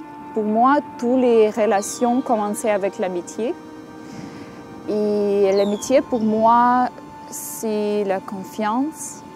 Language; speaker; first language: French; non-native, learner; Russian